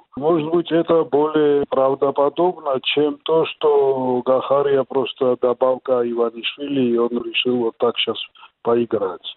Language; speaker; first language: Russian; non-native, local second language; Georgian